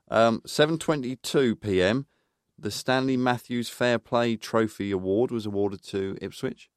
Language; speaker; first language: English; native; English